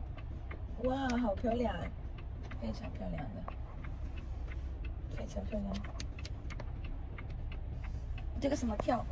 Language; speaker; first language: Chinese; non-native, learner; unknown